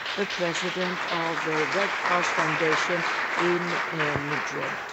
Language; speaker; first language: English; non-native, fluent; Spanish